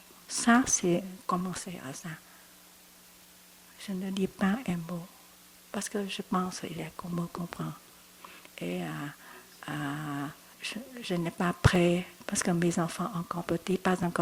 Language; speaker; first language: French; non-native, learner; Vietnamese